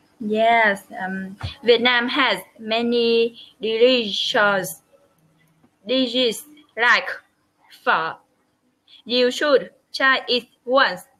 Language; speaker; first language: English; non-native, learner; Vietnamese